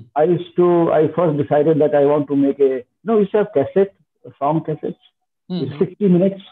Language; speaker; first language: English; non-native, local second language; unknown